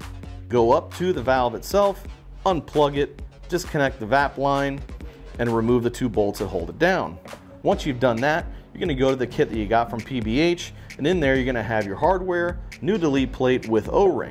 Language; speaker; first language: English; native; English